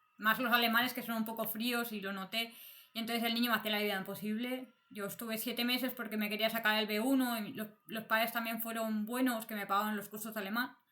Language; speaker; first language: Spanish; native; Spanish